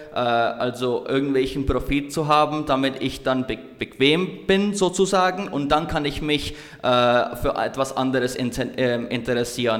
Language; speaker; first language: German; non-native, learner; Czech